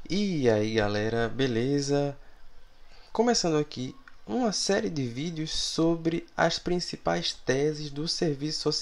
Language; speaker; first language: Portuguese; native; Portuguese